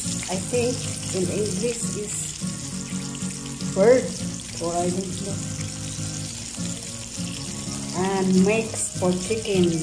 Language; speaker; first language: English; non-native, local second language; Filipino